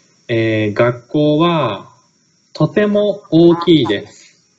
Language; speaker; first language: Japanese; native; Japanese